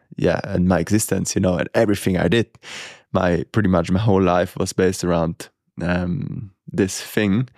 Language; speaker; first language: English; non-native, fluent; Italian